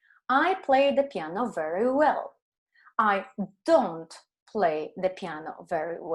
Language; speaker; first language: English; non-native, fluent; Spanish